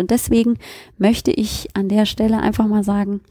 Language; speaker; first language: German; native; German